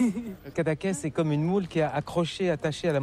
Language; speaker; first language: French; native; French